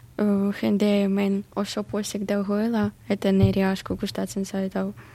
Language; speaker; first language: Basque; non-native, learner; Ukrainian